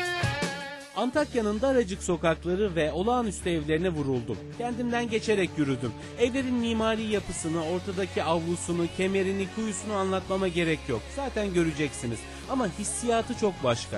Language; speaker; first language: Turkish; native; Turkish